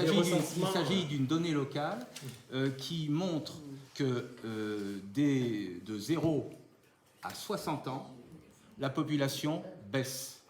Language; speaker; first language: French; native; French